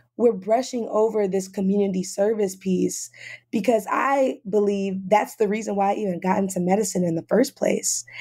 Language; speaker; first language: English; native; English